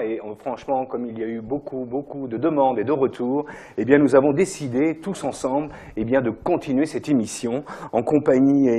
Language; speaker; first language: French; native; French